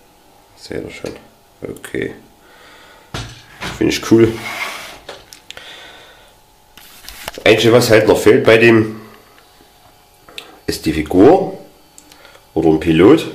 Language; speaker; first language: German; native; German